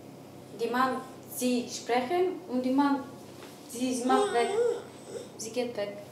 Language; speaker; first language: German; non-native, learner; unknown